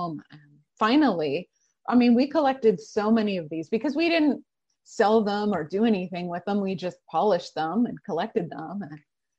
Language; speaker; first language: English; native; English